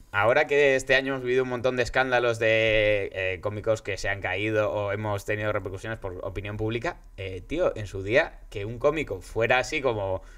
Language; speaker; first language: Spanish; native; Spanish